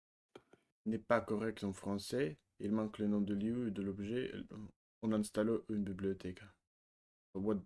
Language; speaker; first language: French; non-native, learner; Russian